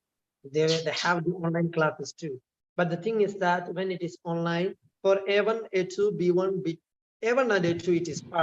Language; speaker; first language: English; non-native, local second language; Malayalam